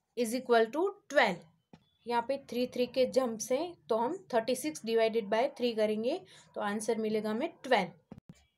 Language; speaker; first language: Hindi; non-native, local second language; Gujarati